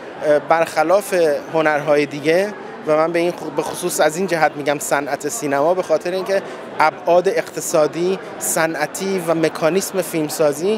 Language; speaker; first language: Persian; native; Persian